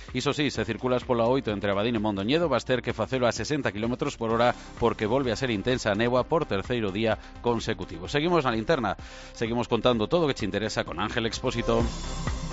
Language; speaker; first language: Galician; native; Galician